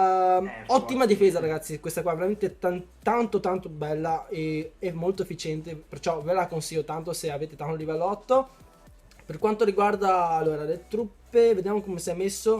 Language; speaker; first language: Italian; early bilingual, other home language; Chinese